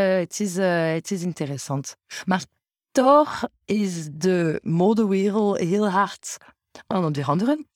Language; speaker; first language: Dutch; non-native, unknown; French